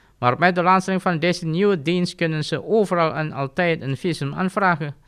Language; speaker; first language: Dutch; non-native, fluent; Indonesian